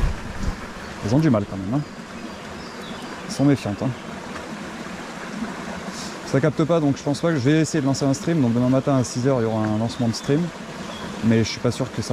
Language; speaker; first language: French; native; French